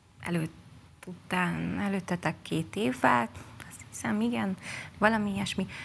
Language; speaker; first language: Hungarian; native; Hungarian